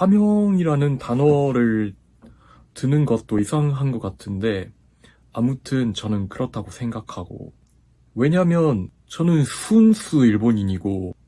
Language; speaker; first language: Korean; non-native, fluent; Japanese